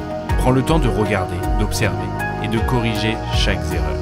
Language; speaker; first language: French; native; French